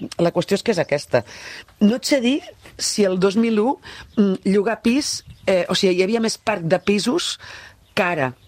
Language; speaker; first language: Catalan; native; Catalan